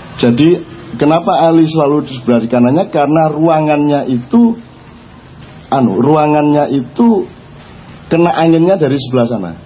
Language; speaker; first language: Indonesian; non-native, local second language; Javanese